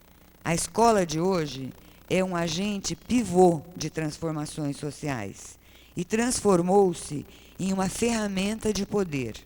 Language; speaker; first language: Portuguese; native; Portuguese